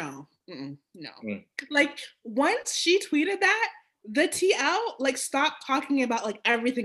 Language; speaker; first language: English; native; English